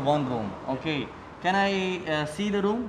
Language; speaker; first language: English; non-native, learner; Urdu